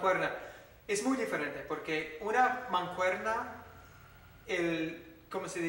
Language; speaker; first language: Spanish; non-native, fluent; English